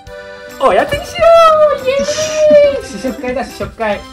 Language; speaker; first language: Japanese; native; Japanese